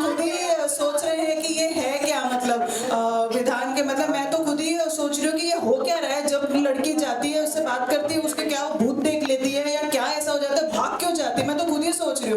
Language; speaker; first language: Hindi; native; Hindi